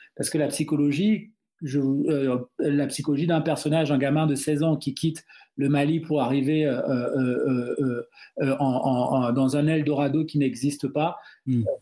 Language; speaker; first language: French; non-native, local second language; Duala